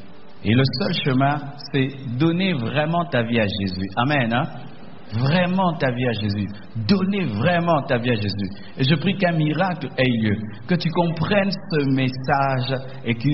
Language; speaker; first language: French; non-native, local second language; Lingala